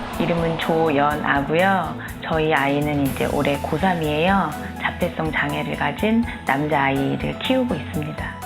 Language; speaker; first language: Korean; native; Korean